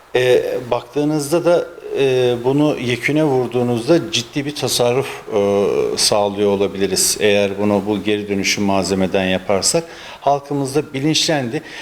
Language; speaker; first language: Turkish; early bilingual, heritage; Turkish